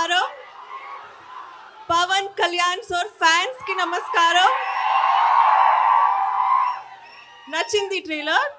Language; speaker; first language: Telugu; non-native, learner; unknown